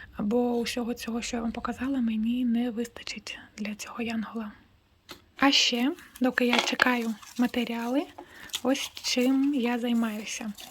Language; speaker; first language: Ukrainian; non-native, local second language; Russian